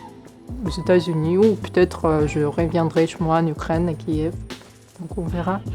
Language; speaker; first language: French; non-native, fluent; Ukrainian